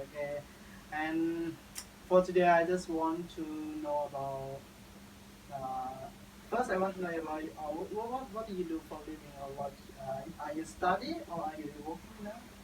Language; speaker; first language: English; non-native, learner; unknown